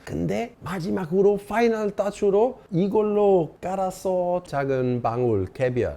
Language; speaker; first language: Korean; non-native, fluent; Italian